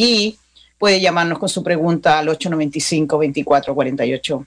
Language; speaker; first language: Spanish; native; Spanish